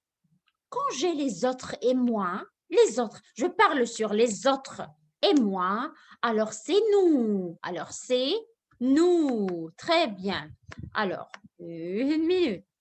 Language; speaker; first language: French; non-native, fluent; Arabic